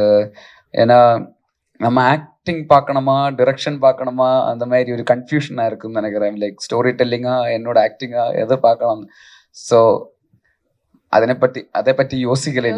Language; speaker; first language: Tamil; non-native, local second language; Malayalam